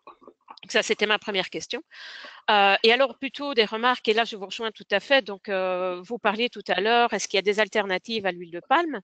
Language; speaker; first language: French; native; French